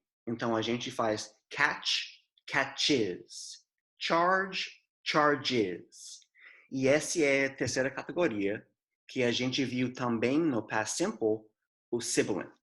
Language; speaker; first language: Portuguese; non-native, fluent; English